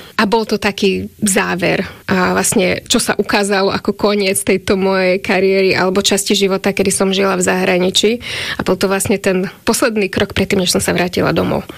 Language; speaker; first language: Slovak; native; Slovak